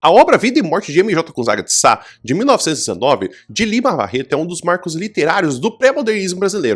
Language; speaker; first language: Portuguese; native; Portuguese